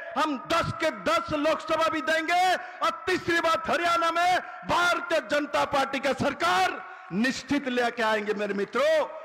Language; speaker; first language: Hindi; non-native, local second language; Bangla